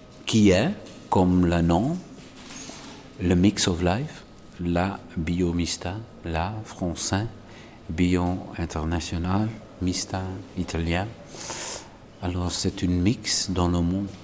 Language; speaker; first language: French; non-native, local second language; Dutch